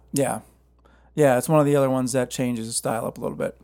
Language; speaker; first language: English; native; English